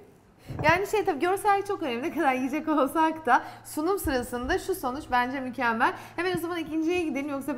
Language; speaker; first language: Turkish; native; Turkish